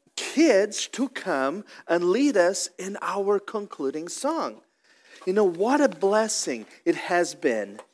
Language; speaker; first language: English; non-native, fluent; Portuguese